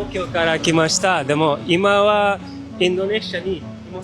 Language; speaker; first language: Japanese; non-native, learner; Indonesian